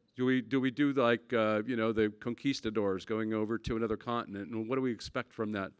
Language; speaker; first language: English; native; English